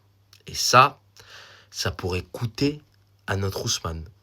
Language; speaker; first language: French; native; French